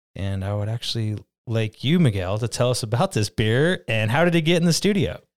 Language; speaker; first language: English; native; English